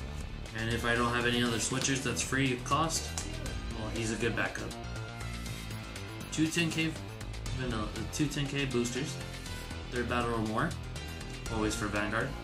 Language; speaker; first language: English; native; English